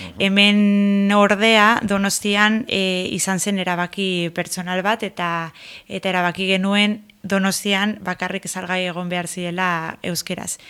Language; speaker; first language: Basque; non-native, local second language; Spanish